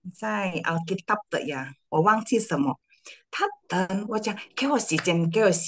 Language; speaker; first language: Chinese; early bilingual, heritage; Chinese